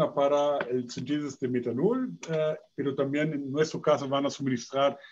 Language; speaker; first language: Spanish; non-native, fluent; German